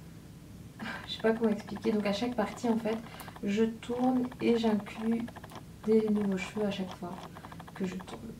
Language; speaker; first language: French; native; French